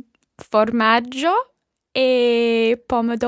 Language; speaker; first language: Italian; non-native, learner; English